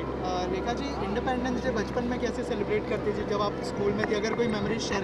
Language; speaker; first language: Hindi; native; Hindi